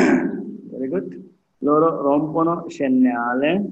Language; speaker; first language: Italian; non-native, learner; Hindi